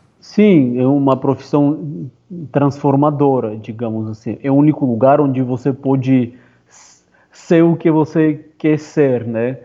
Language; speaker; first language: Portuguese; non-native, fluent; Armenian